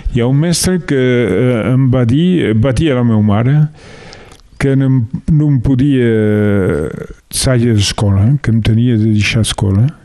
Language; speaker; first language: Catalan; native; Catalan